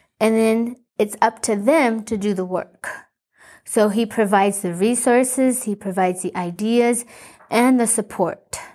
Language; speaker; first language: English; early bilingual, other home language; Spanish